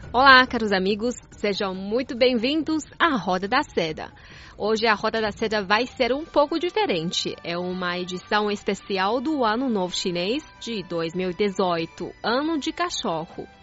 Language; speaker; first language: Portuguese; non-native, fluent; Chinese